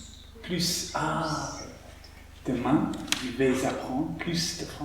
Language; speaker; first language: French; non-native, learner; English